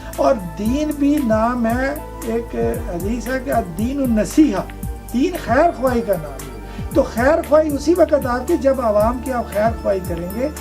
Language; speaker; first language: Urdu; non-native, local second language; Punjabi